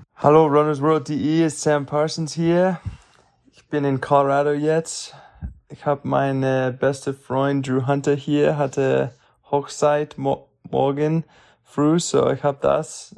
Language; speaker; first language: German; non-native, learner; English